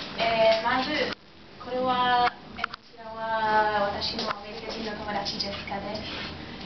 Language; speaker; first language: Japanese; non-native, learner; English